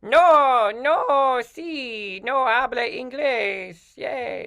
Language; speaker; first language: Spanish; non-native, learner; English